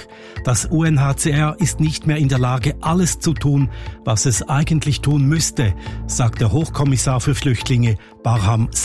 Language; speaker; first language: German; native; German